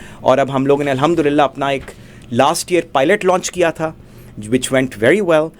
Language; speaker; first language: Urdu; native; Urdu